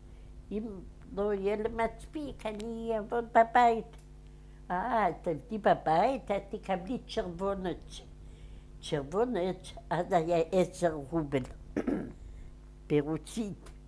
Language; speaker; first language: Hebrew; non-native, fluent; Yiddish